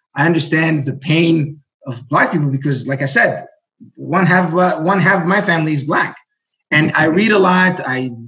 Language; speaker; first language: English; non-native, fluent; Greek